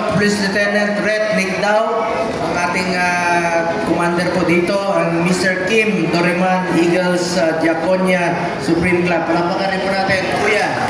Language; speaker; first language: Filipino; non-native, local second language; Cebuano